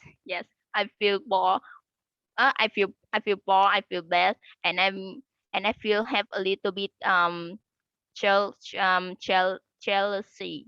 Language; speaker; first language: English; non-native, learner; Vietnamese